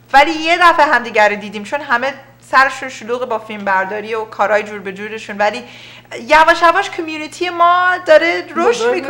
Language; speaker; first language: Persian; early bilingual, heritage; Persian